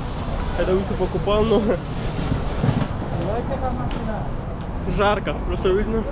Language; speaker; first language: Russian; non-native, learner; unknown